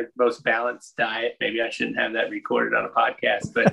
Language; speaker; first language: English; native; English